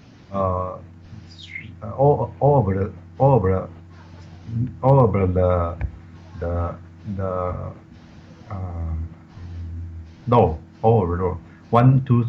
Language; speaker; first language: English; non-native, learner; Chinese